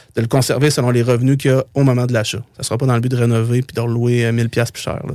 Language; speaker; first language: French; native; French